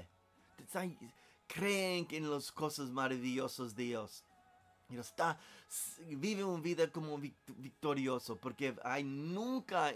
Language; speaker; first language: Spanish; non-native, learner; English